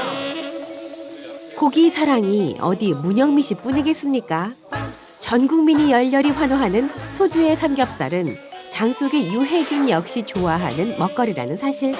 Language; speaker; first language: Korean; native; Korean